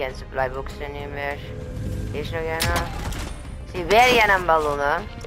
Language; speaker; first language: Dutch; native; Dutch